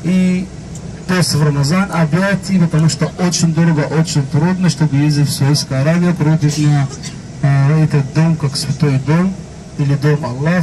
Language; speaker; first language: Russian; non-native, fluent; Arabic